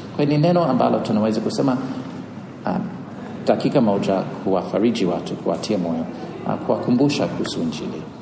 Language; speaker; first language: Swahili; non-native, fluent; English